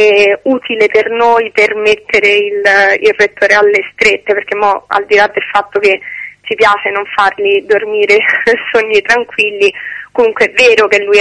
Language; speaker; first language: Italian; native; Italian